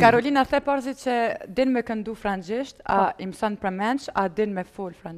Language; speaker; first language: Albanian; early bilingual, heritage; Spanish